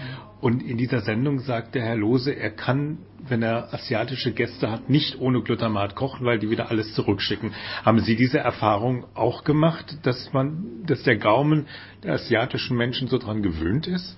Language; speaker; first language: German; native; German